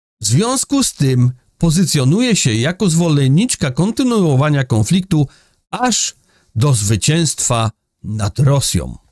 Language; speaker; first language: Polish; native; Polish